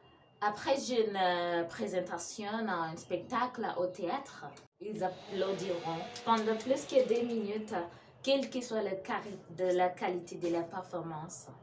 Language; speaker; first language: French; non-native, fluent; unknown